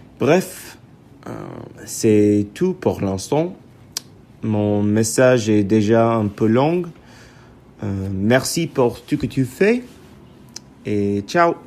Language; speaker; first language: French; non-native, learner; English